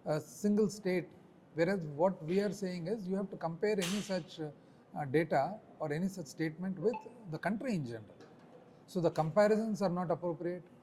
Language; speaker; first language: English; non-native, local second language; Telugu